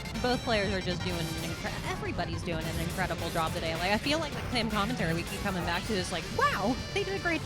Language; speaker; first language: English; native; English